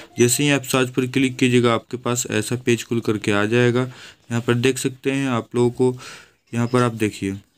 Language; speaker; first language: Hindi; native; Hindi